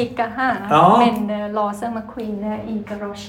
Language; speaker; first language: Swedish; non-native, learner; Thai